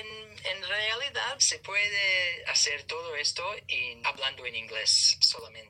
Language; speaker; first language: Spanish; non-native, learner; English